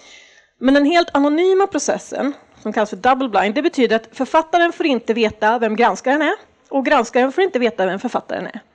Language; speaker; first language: Swedish; native; Swedish